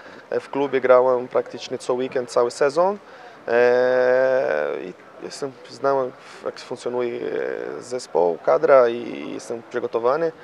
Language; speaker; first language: Polish; non-native, fluent; Portuguese